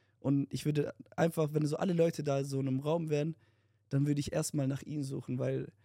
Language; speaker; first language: German; early bilingual, other home language; Amharic